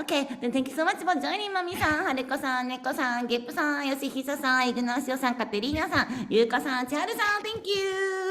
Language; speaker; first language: Japanese; native; Japanese